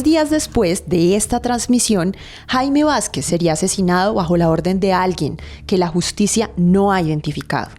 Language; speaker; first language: Spanish; native; Spanish